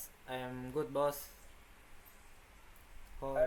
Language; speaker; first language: English; non-native, learner; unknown